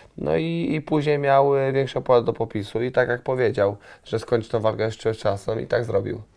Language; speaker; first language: Polish; native; Polish